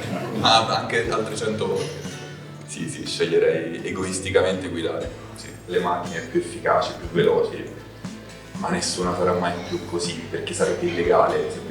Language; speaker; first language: Italian; native; Italian